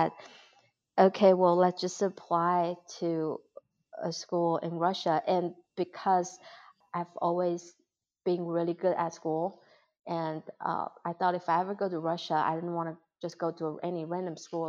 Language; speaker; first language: English; non-native, fluent; Chinese